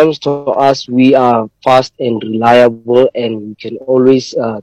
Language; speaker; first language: English; non-native, local second language; Tswana